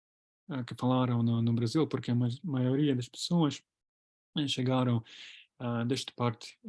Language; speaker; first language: Portuguese; non-native, fluent; Latvian